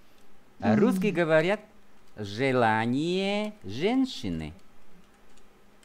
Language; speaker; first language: Russian; non-native, fluent; Vietnamese